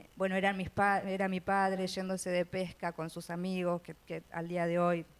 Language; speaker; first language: Spanish; native; Spanish